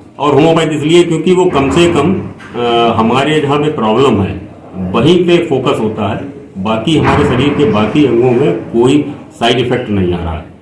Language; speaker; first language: Hindi; native; Hindi